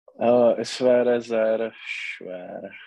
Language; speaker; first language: German; non-native, learner; Czech